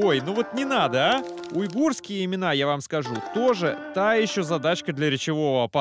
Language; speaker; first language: Russian; native; Russian